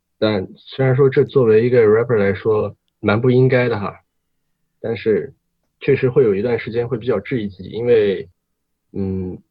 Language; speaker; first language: Chinese; native; Chinese